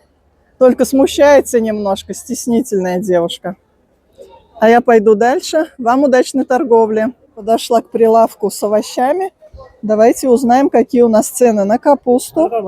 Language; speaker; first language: Russian; native; Russian